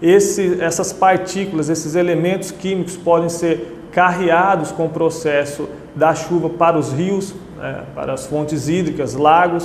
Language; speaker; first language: Portuguese; native; Portuguese